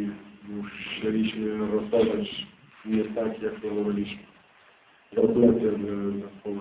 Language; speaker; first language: Polish; non-native, learner; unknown